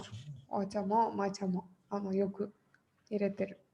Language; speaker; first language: Japanese; non-native, fluent; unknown